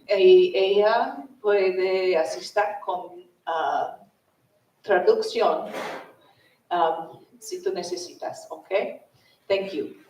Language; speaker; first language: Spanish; non-native, learner; English